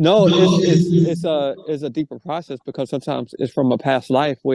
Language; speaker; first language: English; native; English